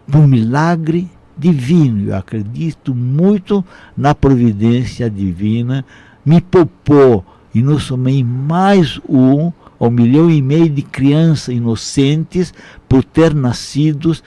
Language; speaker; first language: Portuguese; non-native, fluent; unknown